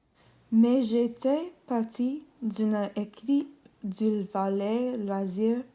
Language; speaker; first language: French; non-native, learner; English